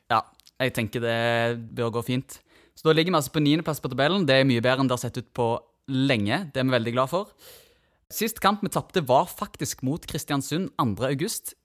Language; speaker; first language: Norwegian; native; Norwegian